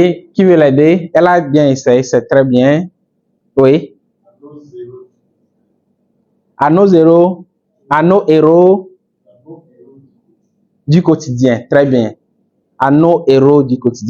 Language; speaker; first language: French; non-native, fluent; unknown